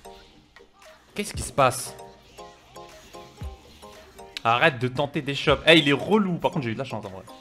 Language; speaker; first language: French; native; French